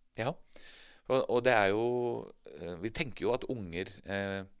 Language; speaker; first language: Norwegian; native; Norwegian